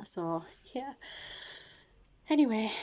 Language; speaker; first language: English; native; English